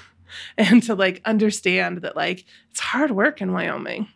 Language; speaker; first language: English; native; English